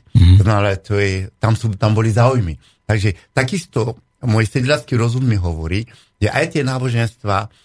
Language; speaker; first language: Slovak; non-native, fluent; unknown